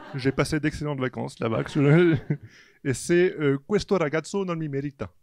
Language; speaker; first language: French; native; French